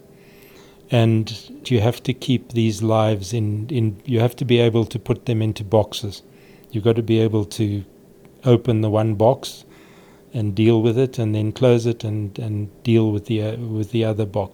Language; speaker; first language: English; native; English